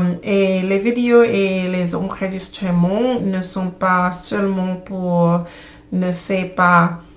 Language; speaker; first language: French; non-native, learner; English